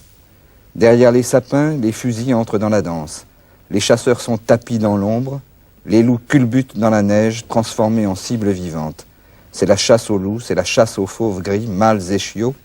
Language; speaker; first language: French; native; French